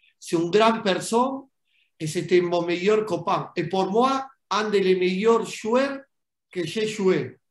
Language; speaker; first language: French; non-native, fluent; Spanish